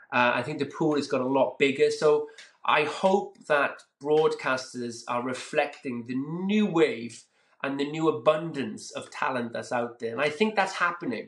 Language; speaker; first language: English; native; English